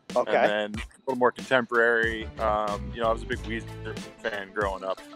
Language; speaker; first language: English; native; English